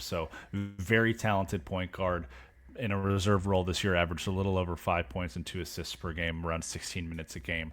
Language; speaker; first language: English; native; English